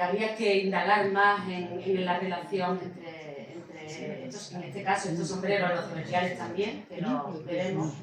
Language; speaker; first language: Spanish; native; Spanish